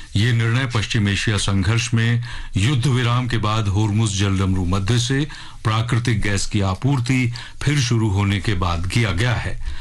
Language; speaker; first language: Hindi; native; Hindi